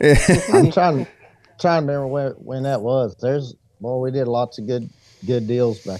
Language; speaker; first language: English; native; English